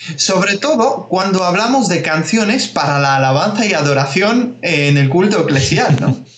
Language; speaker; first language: Spanish; early bilingual, other home language; Georgian